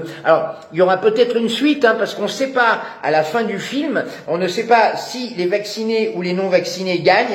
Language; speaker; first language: French; native; French